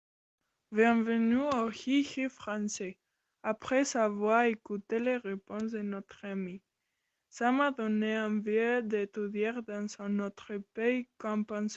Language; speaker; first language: French; non-native, learner; Spanish